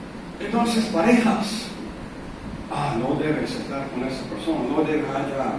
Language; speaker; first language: Spanish; non-native, fluent; English